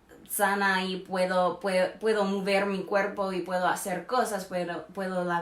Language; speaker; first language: Spanish; non-native, fluent; English